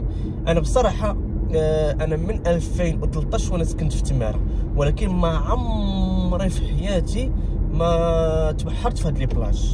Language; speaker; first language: Arabic; native; Arabic